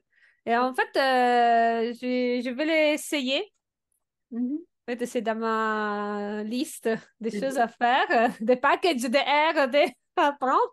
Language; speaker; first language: French; non-native, fluent; Italian